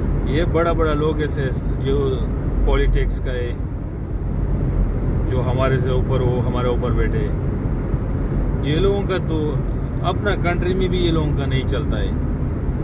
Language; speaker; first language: Hindi; non-native, local second language; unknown